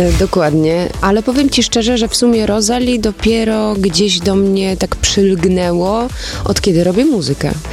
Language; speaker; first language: Polish; early bilingual, heritage; Polish